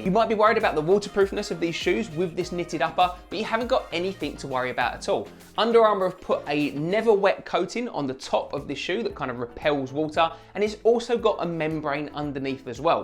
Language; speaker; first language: English; native; English